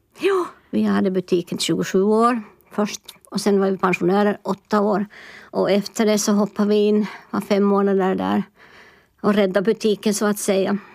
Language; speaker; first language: Swedish; non-native, local second language; Finnish